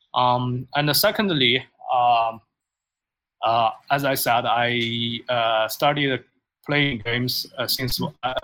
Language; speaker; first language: English; non-native, fluent; Chinese